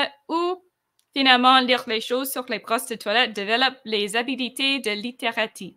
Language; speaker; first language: French; non-native, fluent; English